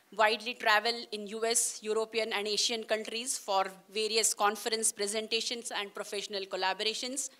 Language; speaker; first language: English; non-native, local second language; Marathi